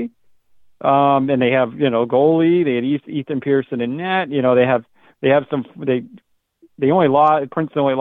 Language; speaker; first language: English; native; English